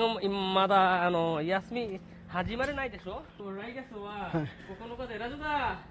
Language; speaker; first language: Japanese; non-native, learner; Bangla